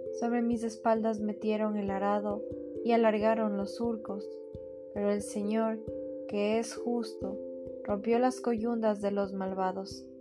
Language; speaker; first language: Spanish; native; Spanish